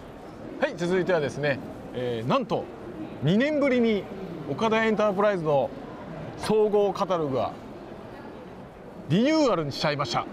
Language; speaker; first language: Japanese; native; Japanese